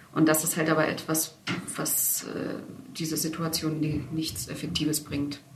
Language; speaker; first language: German; native; German